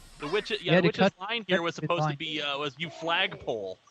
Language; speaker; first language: English; native; English